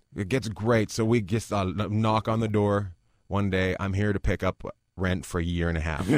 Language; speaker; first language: English; native; English